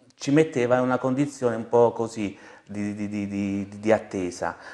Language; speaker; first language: Italian; native; Italian